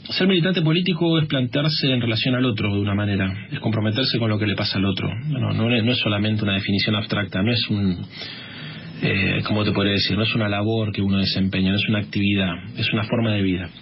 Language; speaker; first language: Spanish; native; Spanish